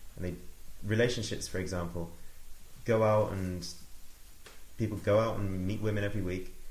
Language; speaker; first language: English; native; English